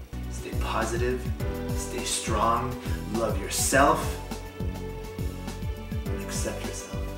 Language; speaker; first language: English; non-native, local second language; French